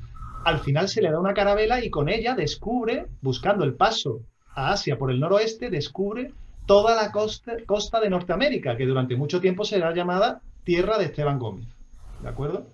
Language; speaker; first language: Spanish; native; Spanish